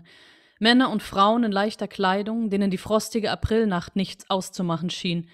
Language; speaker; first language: German; native; German